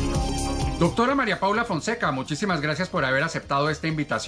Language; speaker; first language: Spanish; native; Spanish